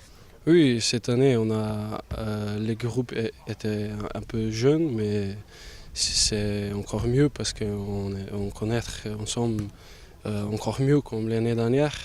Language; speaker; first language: French; non-native, learner; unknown